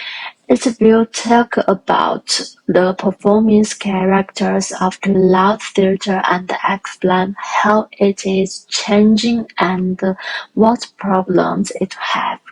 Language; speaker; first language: English; non-native, learner; Chinese